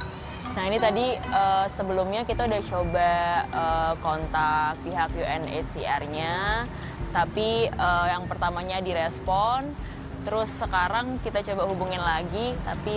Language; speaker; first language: Indonesian; native; Indonesian